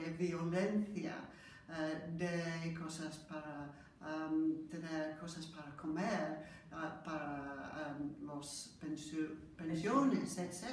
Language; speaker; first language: Spanish; non-native, learner; English